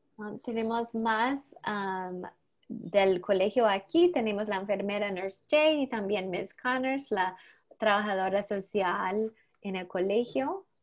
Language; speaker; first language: Spanish; non-native, learner; English